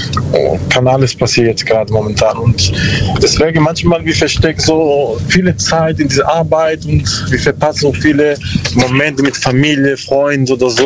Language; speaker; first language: German; non-native, learner; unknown